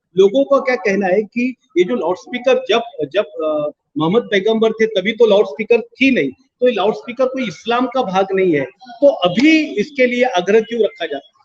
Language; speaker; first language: Hindi; non-native, local second language; Marathi